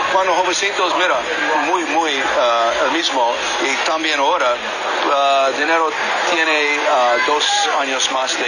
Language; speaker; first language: Spanish; non-native, learner; English